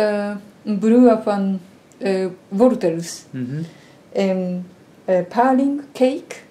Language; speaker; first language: Dutch; non-native, fluent; Japanese